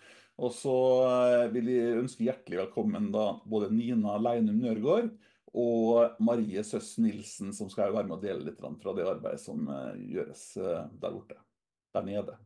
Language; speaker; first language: Norwegian; native; Norwegian